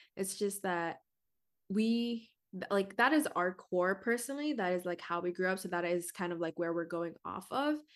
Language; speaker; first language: English; early bilingual, other home language; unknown